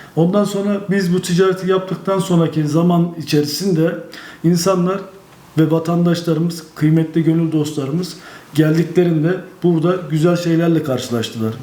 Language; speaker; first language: Turkish; native; Turkish